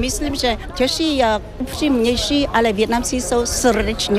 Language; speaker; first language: Czech; non-native, fluent; Vietnamese